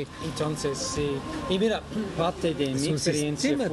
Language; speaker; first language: Spanish; non-native, fluent; English